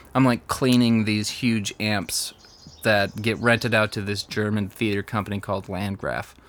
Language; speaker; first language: English; native; English